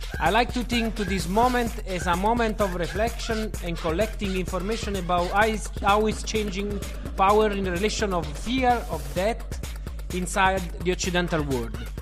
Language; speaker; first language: English; non-native, fluent; Italian